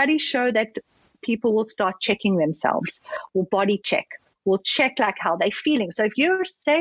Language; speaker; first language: English; native; English